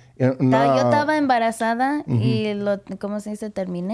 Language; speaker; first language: Spanish; early bilingual, heritage; English